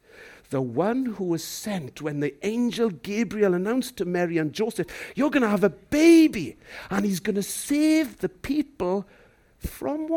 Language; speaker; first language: English; native; English